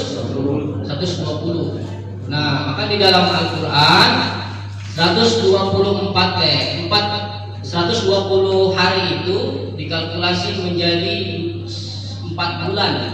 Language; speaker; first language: Indonesian; native; Indonesian